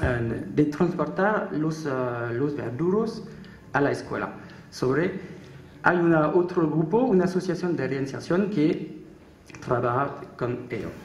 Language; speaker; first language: Spanish; non-native, learner; French